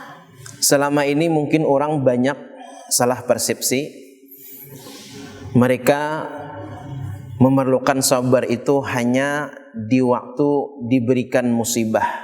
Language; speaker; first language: Indonesian; non-native, local second language; Banjar